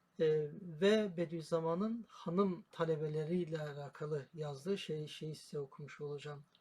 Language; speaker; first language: Turkish; native; Turkish